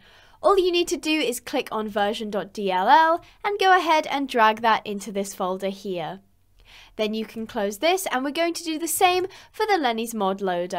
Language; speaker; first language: English; native; English